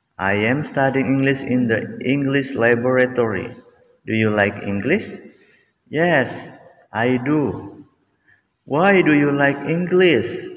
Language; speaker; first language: English; non-native, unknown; Indonesian